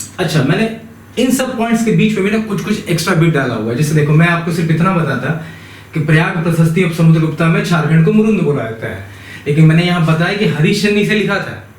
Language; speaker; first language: Hindi; native; Hindi